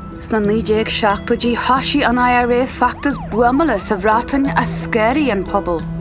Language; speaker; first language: Irish; native; Irish